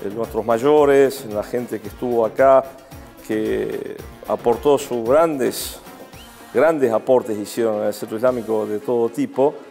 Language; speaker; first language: Spanish; early bilingual, other home language; Arabic